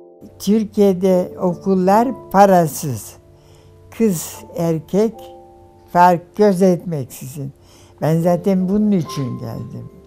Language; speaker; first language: Turkish; non-native, fluent; German